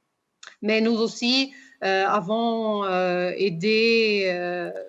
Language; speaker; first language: French; non-native, fluent; Portuguese